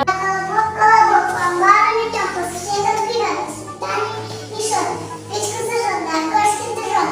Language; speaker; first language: Russian; non-native, local second language; Yakut